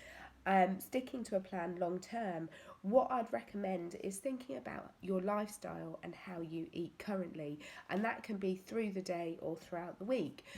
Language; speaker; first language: English; native; English